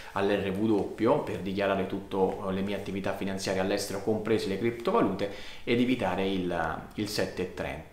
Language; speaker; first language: Italian; native; Italian